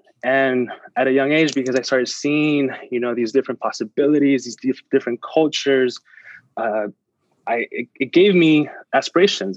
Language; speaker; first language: English; early bilingual, other home language; Spanish